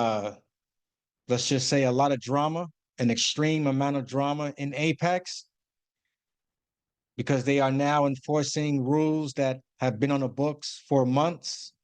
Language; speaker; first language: English; native; English